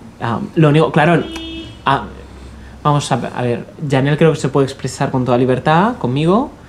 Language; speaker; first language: Spanish; native; Spanish